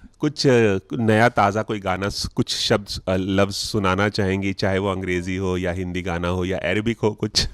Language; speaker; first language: Hindi; native; Hindi